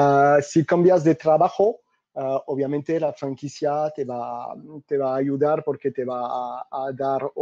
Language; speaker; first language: Spanish; non-native, fluent; French